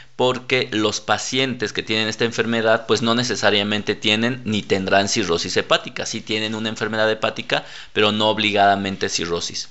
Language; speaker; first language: Spanish; native; Spanish